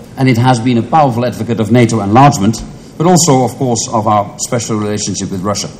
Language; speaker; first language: English; non-native, fluent; Dutch